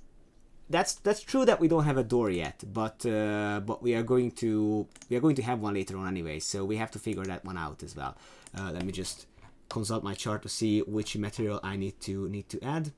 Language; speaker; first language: English; non-native, fluent; Hungarian